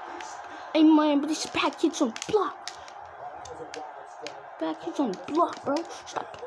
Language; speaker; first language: English; native; English